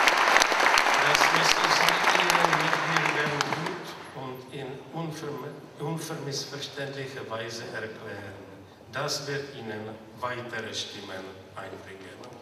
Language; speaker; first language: German; non-native, fluent; Czech